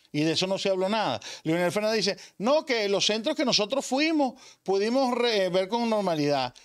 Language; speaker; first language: Spanish; native; Spanish